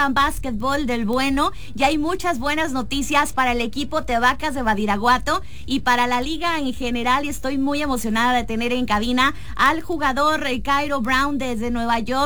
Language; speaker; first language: Spanish; native; Spanish